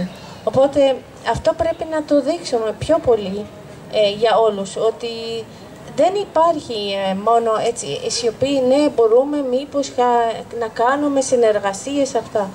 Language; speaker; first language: Greek; non-native, fluent; Arabic